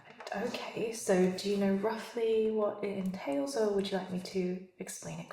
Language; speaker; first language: English; native; English